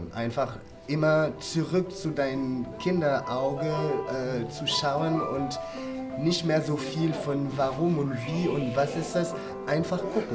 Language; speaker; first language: German; non-native, fluent; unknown